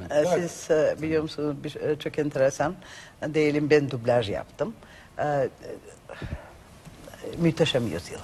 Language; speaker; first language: Turkish; non-native, learner; Macedonian